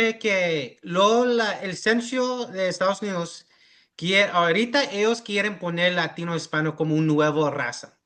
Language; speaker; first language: Spanish; early bilingual, heritage; English